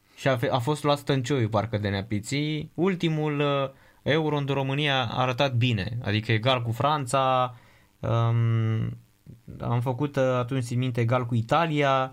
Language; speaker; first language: Romanian; native; Romanian